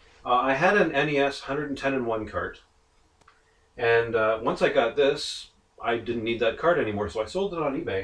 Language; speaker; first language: English; native; English